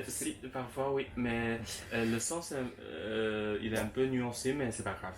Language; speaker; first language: French; non-native, fluent; Chinese